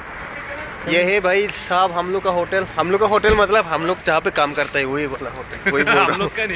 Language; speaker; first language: Hindi; non-native, local second language; Bangla